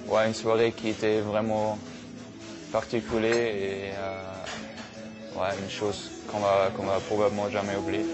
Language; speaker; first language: French; non-native, fluent; German